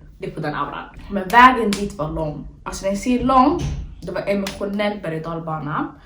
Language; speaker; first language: Swedish; early bilingual, other home language; Somali